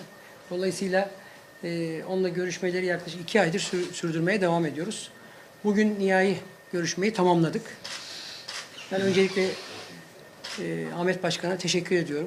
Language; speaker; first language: Turkish; native; Turkish